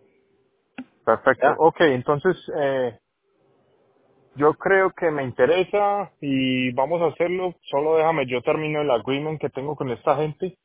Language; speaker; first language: Spanish; native; Spanish